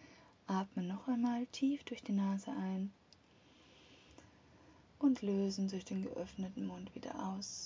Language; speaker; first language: German; native; German